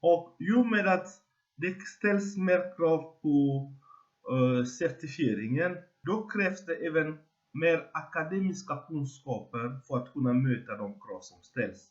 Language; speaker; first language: Swedish; non-native, fluent; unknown